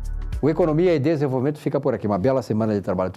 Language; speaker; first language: Portuguese; native; Portuguese